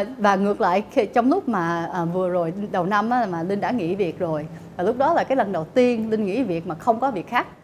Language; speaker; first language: Vietnamese; early bilingual, heritage; Vietnamese